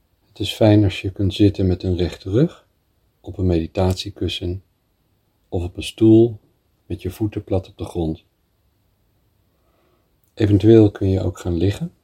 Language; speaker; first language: Dutch; native; Dutch